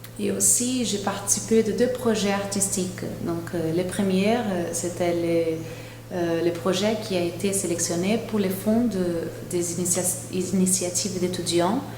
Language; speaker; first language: French; non-native, fluent; Portuguese